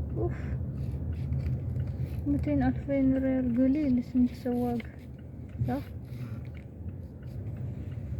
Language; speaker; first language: Arabic; non-native, learner; Amharic